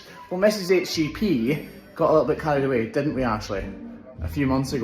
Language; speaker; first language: English; native; English